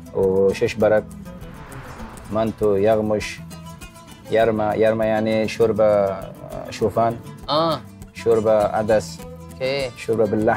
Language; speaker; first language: Arabic; non-native, local second language; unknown